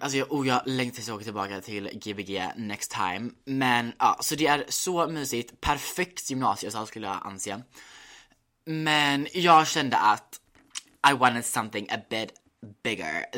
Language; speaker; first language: Swedish; native; Swedish